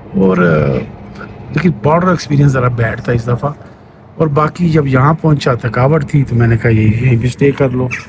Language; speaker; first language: Urdu; non-native, local second language; Punjabi